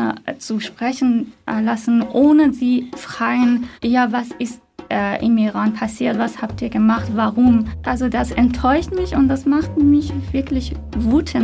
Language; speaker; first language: German; non-native, fluent; Persian